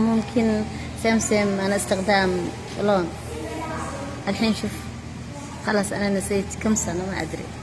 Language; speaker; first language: Arabic; non-native, learner; Somali